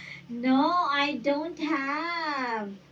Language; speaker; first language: English; non-native, fluent; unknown